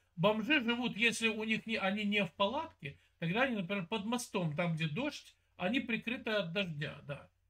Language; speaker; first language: Russian; native; Russian